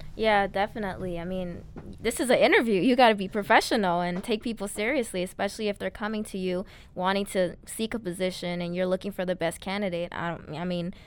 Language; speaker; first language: English; native; English